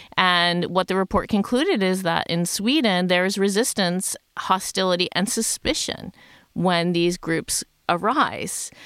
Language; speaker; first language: English; native; English